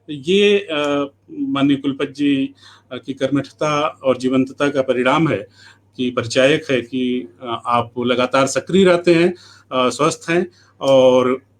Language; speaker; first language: Hindi; native; Hindi